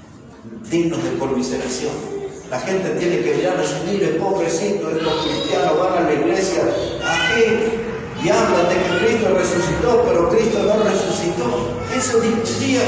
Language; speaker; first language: Spanish; native; Spanish